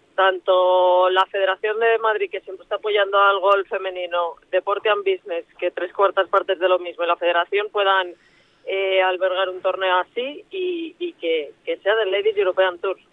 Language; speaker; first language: Spanish; native; Spanish